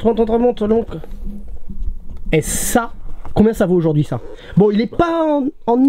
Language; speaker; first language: French; native; French